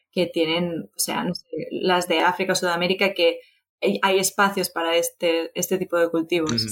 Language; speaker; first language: Spanish; native; Spanish